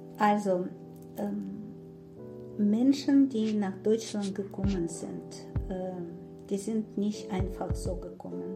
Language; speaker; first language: German; non-native, fluent; Russian